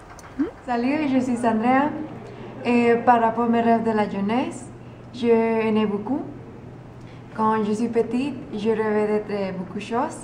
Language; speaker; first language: French; non-native, learner; Spanish